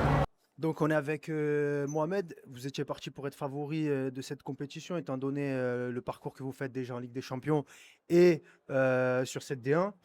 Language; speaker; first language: French; native; French